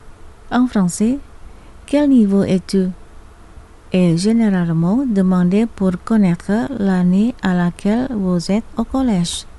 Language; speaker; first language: French; non-native, fluent; Indonesian